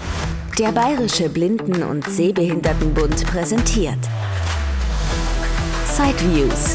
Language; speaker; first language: German; native; German